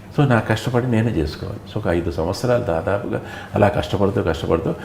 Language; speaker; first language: Telugu; native; Telugu